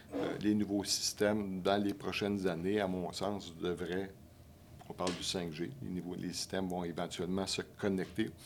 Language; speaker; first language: French; native; French